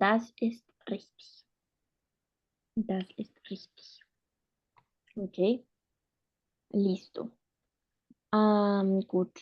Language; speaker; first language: German; non-native, fluent; Spanish